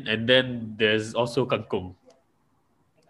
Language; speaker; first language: English; non-native, local second language; Malay